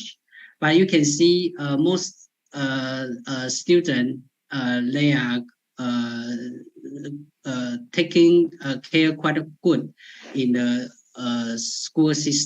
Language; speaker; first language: English; non-native, fluent; Chinese